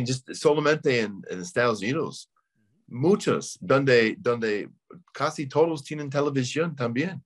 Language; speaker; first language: Spanish; non-native, learner; English